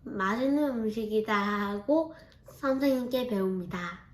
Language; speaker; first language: Korean; early bilingual, heritage; Korean